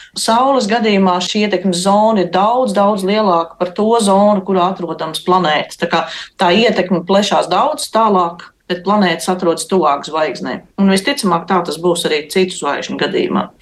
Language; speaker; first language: Latvian; native; Latvian